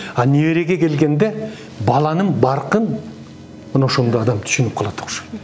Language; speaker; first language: Kyrgyz; native; Kyrgyz